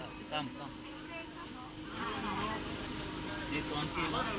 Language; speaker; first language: English; non-native, learner; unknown